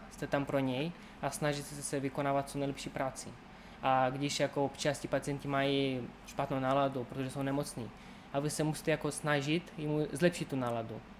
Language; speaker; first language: Czech; non-native, fluent; Romanian